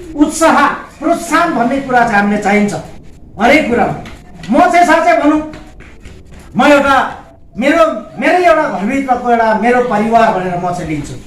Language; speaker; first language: Nepali; non-native, local second language; Limbu